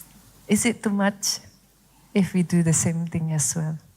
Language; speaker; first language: English; non-native, fluent; Indonesian